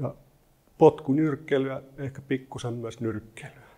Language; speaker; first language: Finnish; native; Finnish